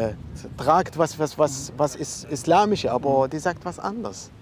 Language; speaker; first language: German; non-native, learner; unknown